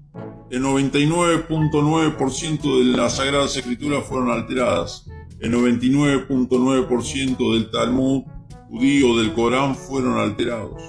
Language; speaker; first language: Spanish; native; Spanish